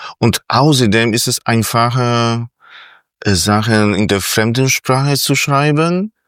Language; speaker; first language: German; non-native, fluent; Polish